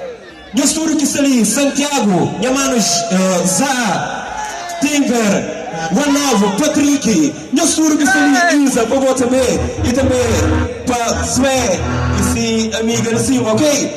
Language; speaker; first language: Portuguese; non-native, local second language; Kabuverdianu